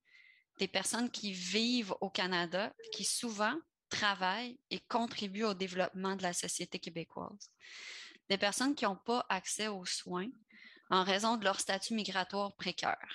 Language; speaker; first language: French; native; French